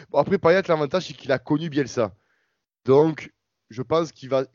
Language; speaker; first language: French; native; French